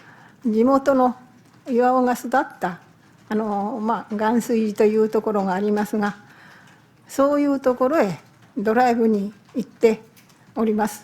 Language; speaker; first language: Japanese; native; Japanese